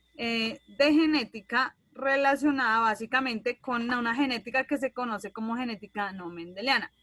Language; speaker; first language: Spanish; native; Spanish